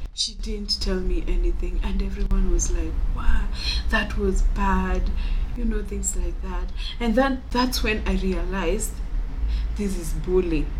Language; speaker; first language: English; non-native, local second language; Luo (Kenya and Tanzania)